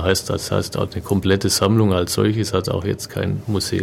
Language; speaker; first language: German; native; German